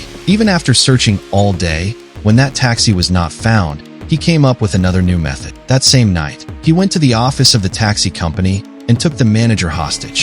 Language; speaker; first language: English; non-native, local second language; Hindi